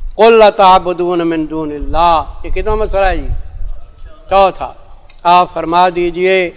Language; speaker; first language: Urdu; non-native, local second language; Saraiki